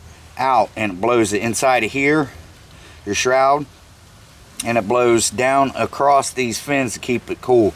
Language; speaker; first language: English; native; English